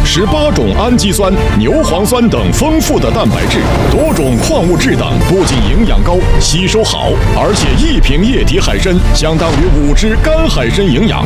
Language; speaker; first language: Chinese; native; Chinese